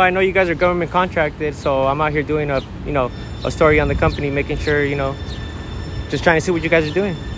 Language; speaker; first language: English; early bilingual, other home language; Spanish